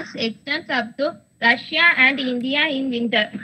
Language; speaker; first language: English; non-native, local second language; Tamil